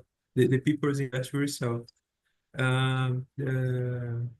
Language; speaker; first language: English; non-native, learner; Portuguese